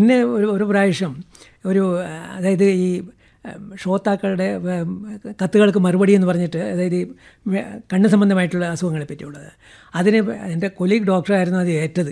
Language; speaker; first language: Malayalam; non-native, local second language; Kannada